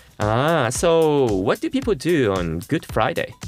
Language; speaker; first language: English; non-native, fluent; Japanese